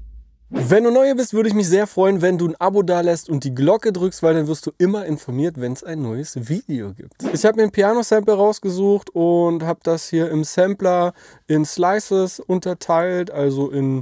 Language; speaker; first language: German; native; German